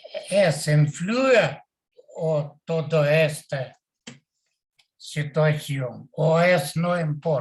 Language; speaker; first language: Spanish; non-native, learner; Portuguese